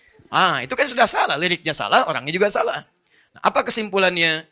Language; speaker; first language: Indonesian; non-native, fluent; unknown